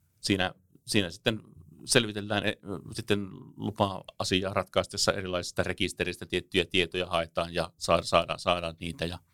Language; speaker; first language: Finnish; native; Finnish